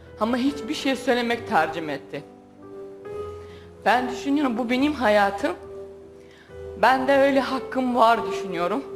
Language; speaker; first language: Turkish; non-native, learner; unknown